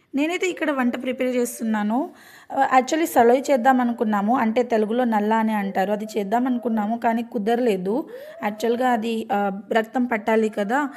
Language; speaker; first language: Telugu; native; Telugu